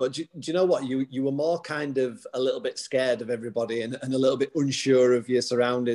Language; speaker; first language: English; native; English